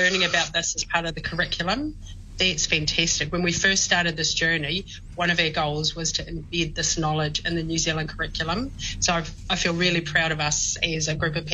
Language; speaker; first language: English; native; English